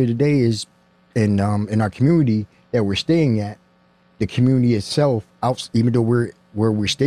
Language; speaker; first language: English; native; English